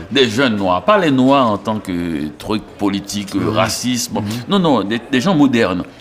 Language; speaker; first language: French; non-native, local second language; Haitian Creole